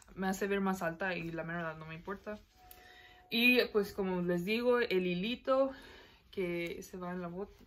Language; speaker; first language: Spanish; early bilingual, heritage; Spanish